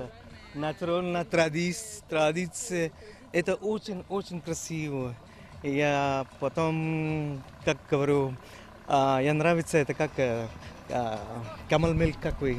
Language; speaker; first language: Russian; non-native, learner; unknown